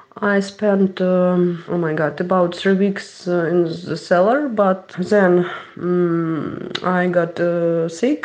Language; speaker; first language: English; non-native, learner; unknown